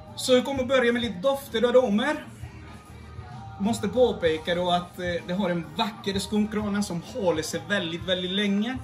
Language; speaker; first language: Swedish; non-native, fluent; Spanish